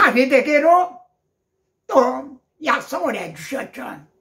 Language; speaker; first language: Korean; native; Korean